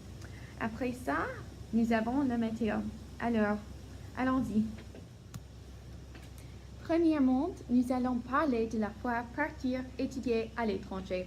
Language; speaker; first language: French; non-native, learner; English